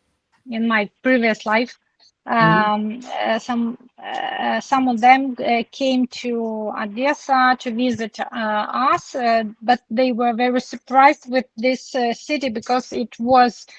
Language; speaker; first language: English; non-native, learner; Ukrainian